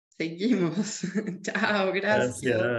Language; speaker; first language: Spanish; native; Spanish